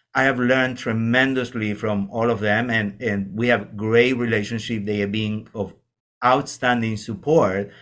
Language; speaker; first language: English; non-native, fluent; Spanish